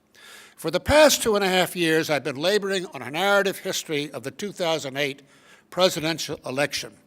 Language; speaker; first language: English; native; English